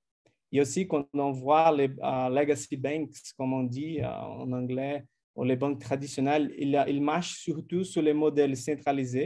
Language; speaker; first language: French; non-native, fluent; Portuguese